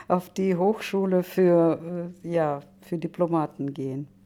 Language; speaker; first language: German; non-native, fluent; Russian